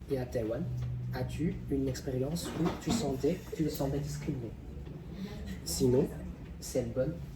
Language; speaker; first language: French; non-native, learner; Chinese